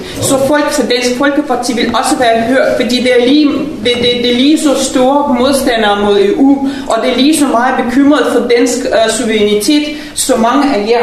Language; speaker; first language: Danish; non-native, fluent; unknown